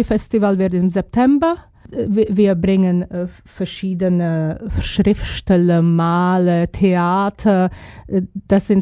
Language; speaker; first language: German; non-native, fluent; Slovak